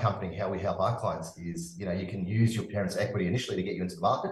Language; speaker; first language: English; native; English